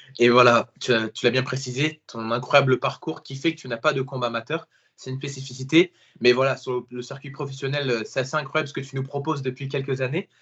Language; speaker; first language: French; native; French